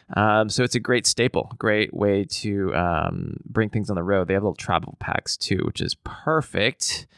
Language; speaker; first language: English; native; English